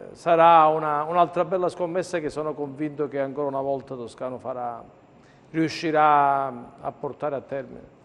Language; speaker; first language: Italian; native; Italian